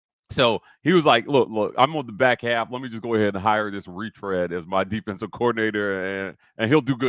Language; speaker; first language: English; native; English